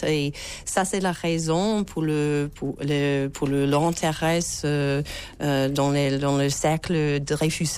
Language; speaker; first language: French; non-native, learner; English